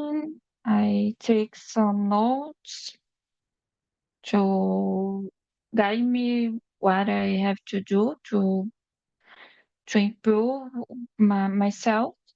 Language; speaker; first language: English; non-native, learner; Portuguese